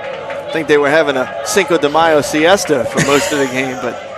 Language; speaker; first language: English; native; English